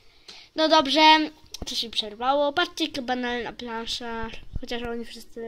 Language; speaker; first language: Polish; native; Polish